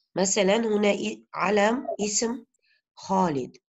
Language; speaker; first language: Arabic; non-native, fluent; Uzbek